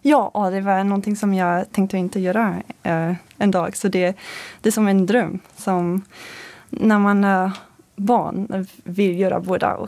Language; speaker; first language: Swedish; non-native, fluent; French